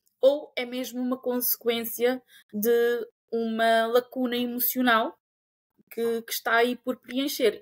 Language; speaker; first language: Portuguese; non-native, local second language; Kabuverdianu